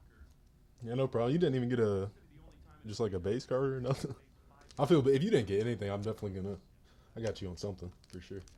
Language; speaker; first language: English; native; English